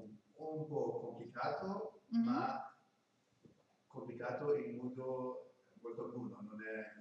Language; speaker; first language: Italian; non-native, learner; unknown